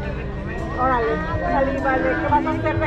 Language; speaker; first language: Spanish; native; Spanish